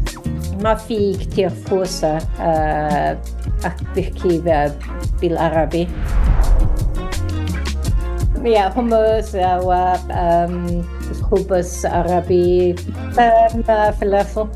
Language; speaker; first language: Arabic; non-native, learner; English